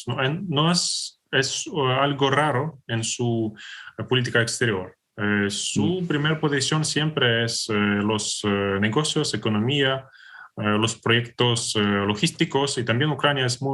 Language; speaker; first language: Spanish; non-native, fluent; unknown